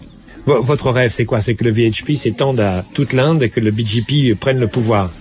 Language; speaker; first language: French; native; French